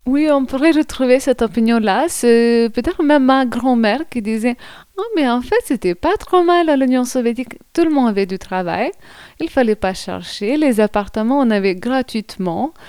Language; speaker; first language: French; non-native, fluent; Lithuanian